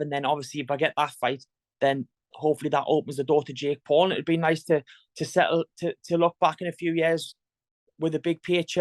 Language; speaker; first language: English; native; English